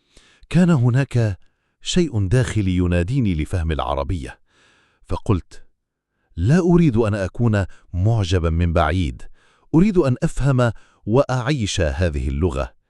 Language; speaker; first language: Arabic; non-native, fluent; Turkish